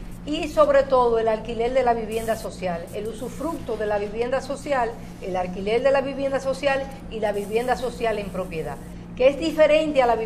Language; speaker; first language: Spanish; native; Spanish